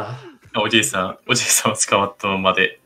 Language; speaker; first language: Japanese; native; Japanese